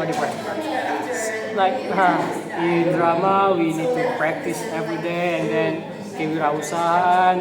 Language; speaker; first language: English; non-native, learner; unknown